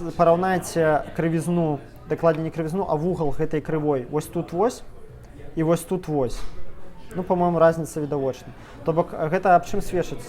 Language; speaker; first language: Belarusian; native; Belarusian